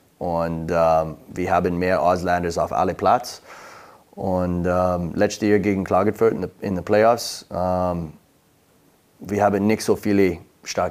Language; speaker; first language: German; non-native, learner; English